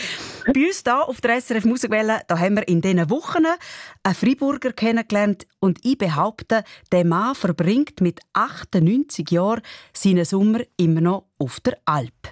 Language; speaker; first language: German; native; German